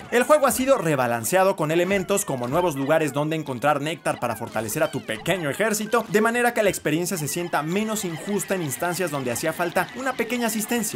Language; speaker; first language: Spanish; native; Spanish